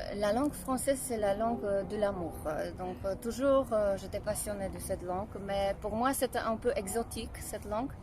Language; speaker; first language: French; non-native, fluent; Polish